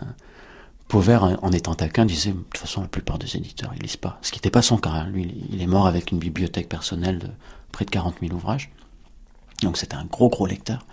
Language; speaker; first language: French; native; French